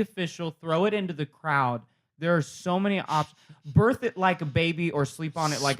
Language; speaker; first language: English; native; English